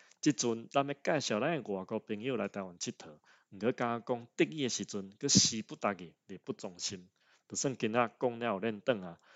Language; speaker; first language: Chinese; native; Chinese